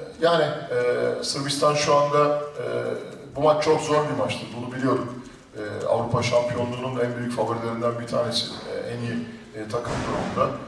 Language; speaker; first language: Turkish; native; Turkish